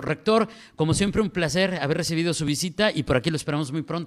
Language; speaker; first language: Spanish; native; Spanish